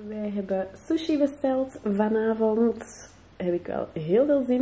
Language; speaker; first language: Dutch; native; Dutch